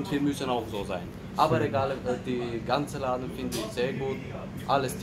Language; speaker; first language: German; non-native, learner; Turkish